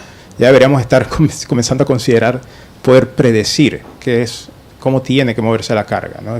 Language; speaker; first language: Spanish; native; Spanish